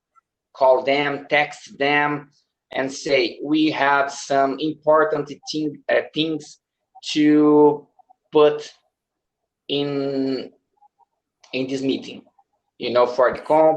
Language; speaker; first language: English; non-native, learner; Portuguese